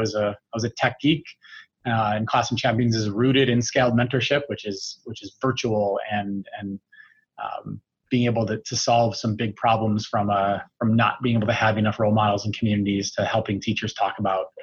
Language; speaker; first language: English; native; English